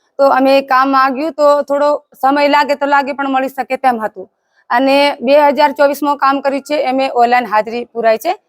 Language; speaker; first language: Gujarati; native; Gujarati